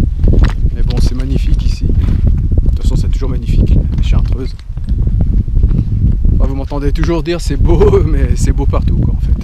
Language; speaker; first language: French; native; French